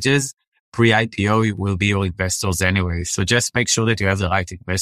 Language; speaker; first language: English; non-native, fluent; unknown